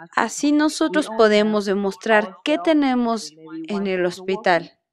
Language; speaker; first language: Spanish; non-native, fluent; Chinese